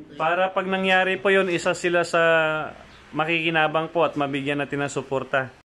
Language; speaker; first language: Filipino; non-native, local second language; Cebuano